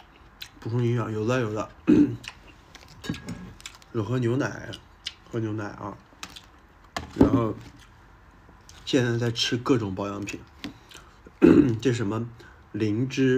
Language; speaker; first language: Chinese; native; Chinese